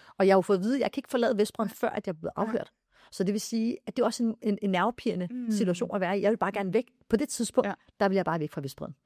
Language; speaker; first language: Danish; early bilingual, other home language; Arabic